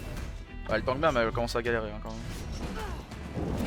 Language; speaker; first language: French; native; French